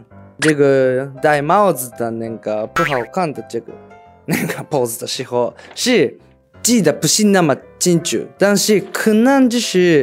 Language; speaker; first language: Chinese; non-native, learner; Japanese